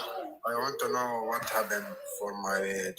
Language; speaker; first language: English; non-native, learner; Arabic